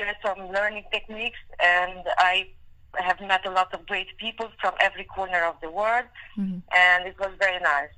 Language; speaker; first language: English; non-native, fluent; Hungarian